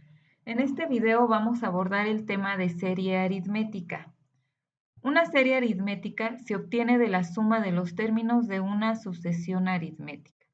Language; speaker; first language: Spanish; native; Spanish